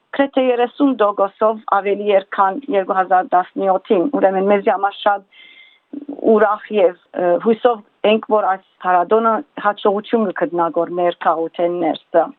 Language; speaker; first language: Armenian; early bilingual, heritage; Armenian